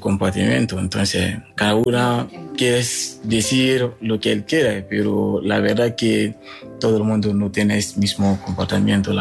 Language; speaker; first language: Spanish; non-native, learner; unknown